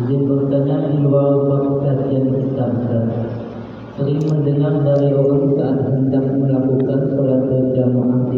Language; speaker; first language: Indonesian; native; Indonesian